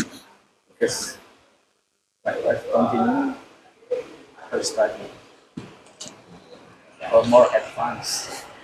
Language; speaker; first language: English; non-native, local second language; Indonesian